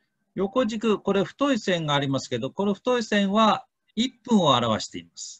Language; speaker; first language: Japanese; native; Japanese